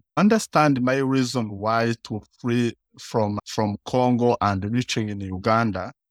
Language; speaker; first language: English; early bilingual, other home language; Kinyarwanda